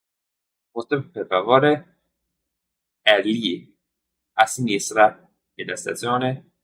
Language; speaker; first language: Italian; non-native, learner; English